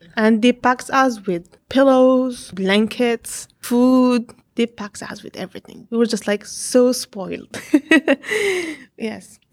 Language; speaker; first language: English; non-native, fluent; Arabic